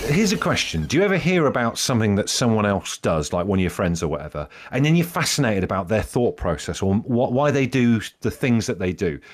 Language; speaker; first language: English; native; English